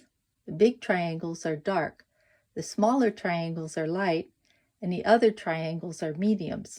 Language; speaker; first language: English; native; English